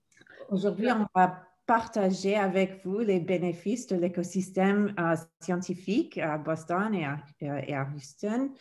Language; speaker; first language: French; non-native, fluent; English